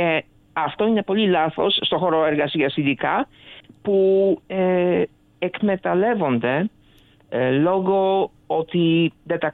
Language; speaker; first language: Greek; early bilingual, other home language; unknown